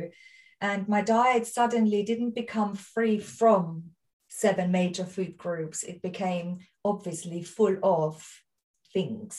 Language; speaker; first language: English; non-native, fluent; German